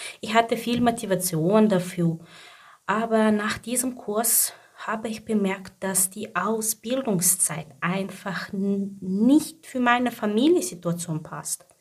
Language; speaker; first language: German; non-native, fluent; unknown